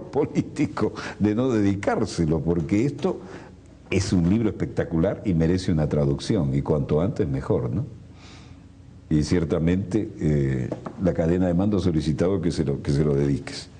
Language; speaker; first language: Spanish; native; Spanish